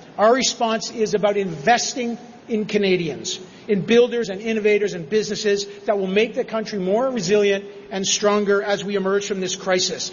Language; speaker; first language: English; native; English